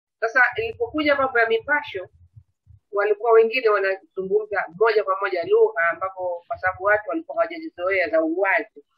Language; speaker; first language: Swahili; native; Swahili